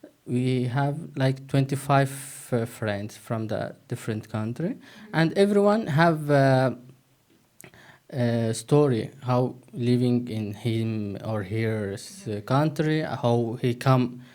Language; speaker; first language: English; non-native, learner; Turkish